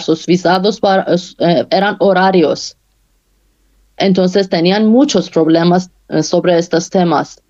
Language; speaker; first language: Spanish; non-native, learner; Persian